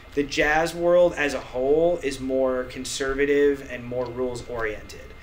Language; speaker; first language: English; native; English